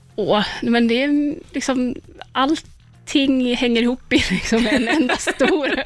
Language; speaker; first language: Swedish; native; Swedish